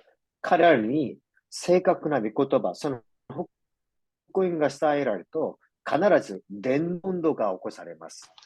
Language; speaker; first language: Japanese; non-native, fluent; Korean